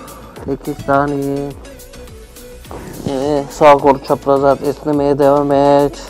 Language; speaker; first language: Turkish; native; Turkish